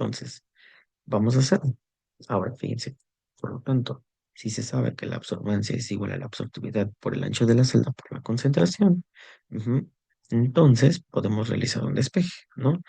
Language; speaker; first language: Spanish; native; Spanish